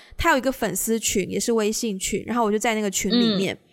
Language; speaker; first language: Chinese; native; Chinese